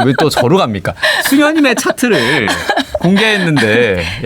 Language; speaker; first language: Korean; native; Korean